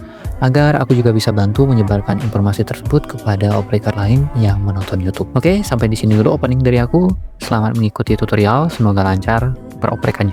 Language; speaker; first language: Indonesian; native; Indonesian